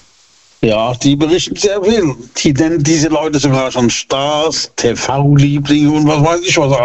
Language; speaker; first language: German; native; German